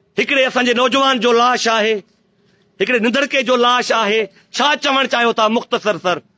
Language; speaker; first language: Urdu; non-native, local second language; Sindhi